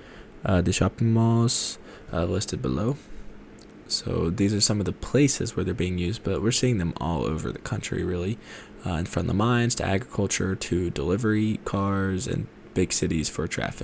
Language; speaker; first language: English; native; English